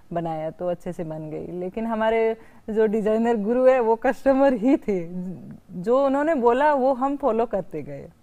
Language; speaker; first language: Hindi; native; Hindi